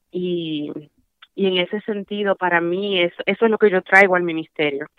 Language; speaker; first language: Spanish; early bilingual, heritage; Spanish